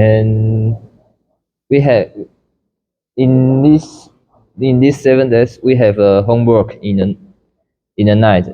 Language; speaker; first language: English; non-native, learner; Chinese